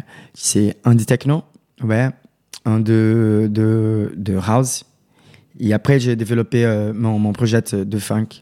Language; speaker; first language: French; non-native, fluent; Portuguese